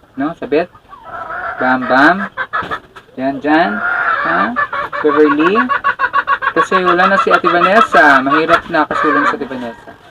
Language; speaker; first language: Filipino; non-native, local second language; Cebuano